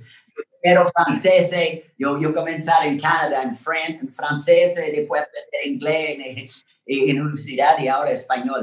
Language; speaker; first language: Spanish; non-native, learner; French